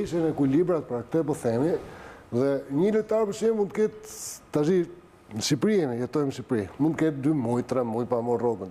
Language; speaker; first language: Albanian; native; Albanian